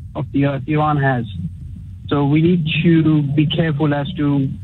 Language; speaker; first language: English; early bilingual, other home language; Urdu